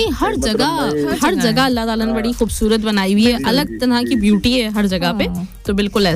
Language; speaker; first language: Hindi; native; Hindi